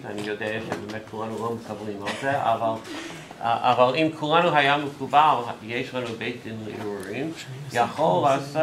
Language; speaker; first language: Hebrew; non-native, fluent; English